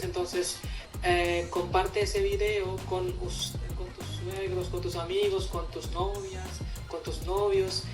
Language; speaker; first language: Spanish; non-native, fluent; Hindi